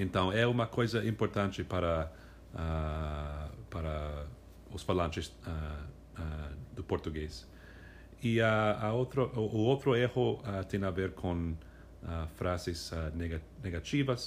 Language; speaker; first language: Portuguese; non-native, fluent; English